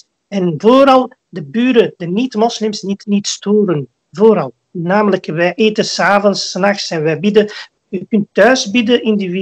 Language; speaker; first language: Dutch; early bilingual, other home language; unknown